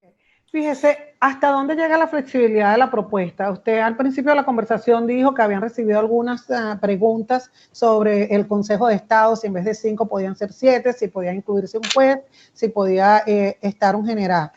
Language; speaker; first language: Spanish; native; Spanish